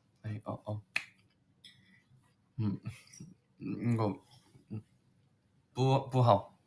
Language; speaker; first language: Chinese; non-native, learner; Korean